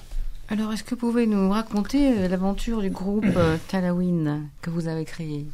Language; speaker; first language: French; native; French